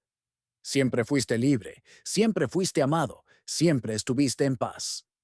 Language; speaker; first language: Spanish; native; Spanish